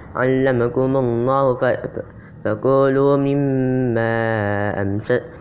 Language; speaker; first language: Arabic; non-native, learner; Indonesian